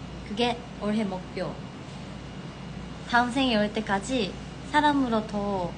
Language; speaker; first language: Korean; non-native, fluent; Japanese